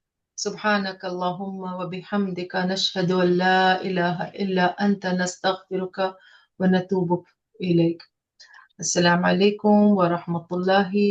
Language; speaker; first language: Arabic; non-native, fluent; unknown